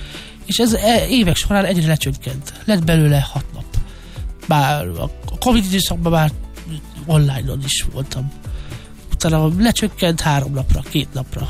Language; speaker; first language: Hungarian; native; Hungarian